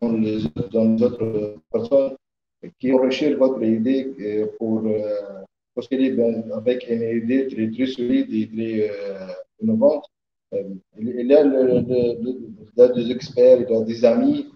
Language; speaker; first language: French; non-native, learner; Arabic